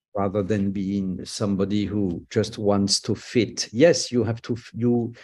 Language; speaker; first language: English; non-native, fluent; French